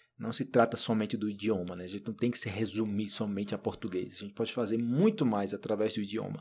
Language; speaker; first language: Portuguese; native; Portuguese